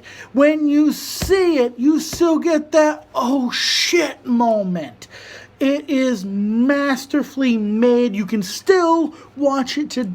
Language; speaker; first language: English; native; English